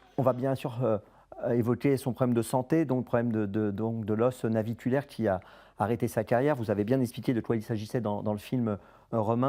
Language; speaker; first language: French; native; French